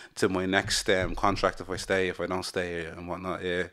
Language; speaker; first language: English; native; English